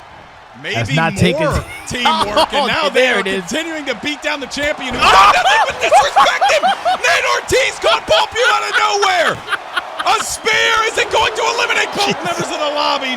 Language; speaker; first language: English; native; English